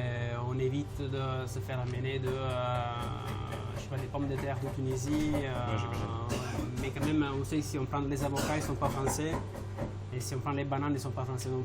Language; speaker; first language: French; non-native, fluent; Italian